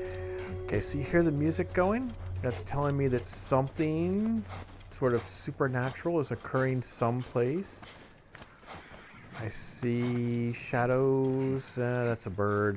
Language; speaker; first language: English; native; English